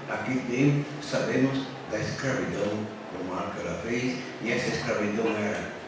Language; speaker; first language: Portuguese; native; Portuguese